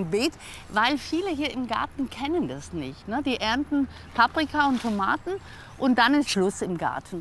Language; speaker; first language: German; native; German